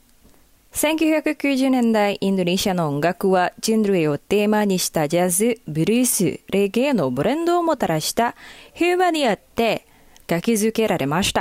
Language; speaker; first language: Japanese; non-native, fluent; Indonesian